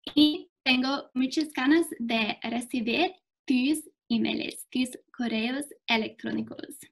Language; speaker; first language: Spanish; non-native, fluent; English